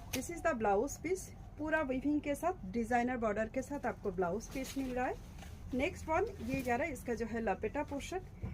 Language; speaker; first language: Hindi; non-native, local second language; Bangla